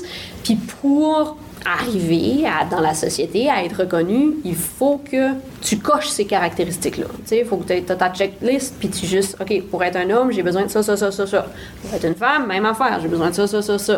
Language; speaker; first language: French; native; French